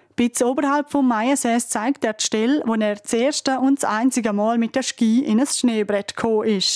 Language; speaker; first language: German; native; German